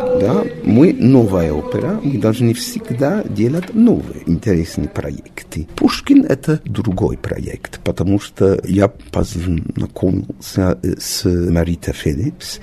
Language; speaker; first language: Russian; non-native, learner; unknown